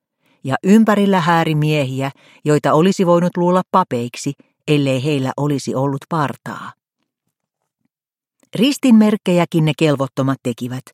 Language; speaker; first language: Finnish; native; Finnish